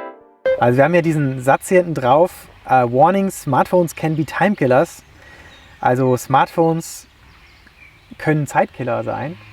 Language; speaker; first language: German; native; German